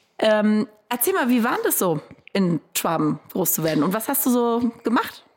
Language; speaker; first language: German; native; German